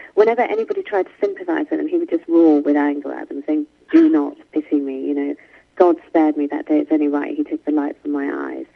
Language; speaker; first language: English; native; English